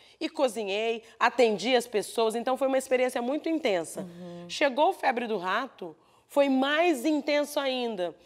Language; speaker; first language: Portuguese; native; Portuguese